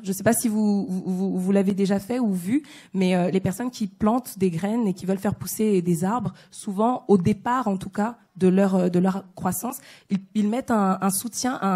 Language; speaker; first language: French; native; French